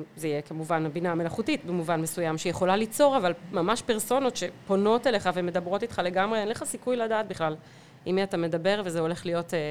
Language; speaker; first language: Hebrew; native; Hebrew